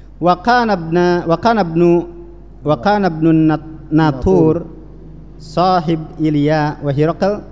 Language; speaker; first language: Arabic; non-native, fluent; Indonesian